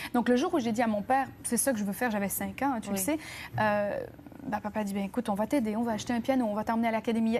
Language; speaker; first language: French; native; French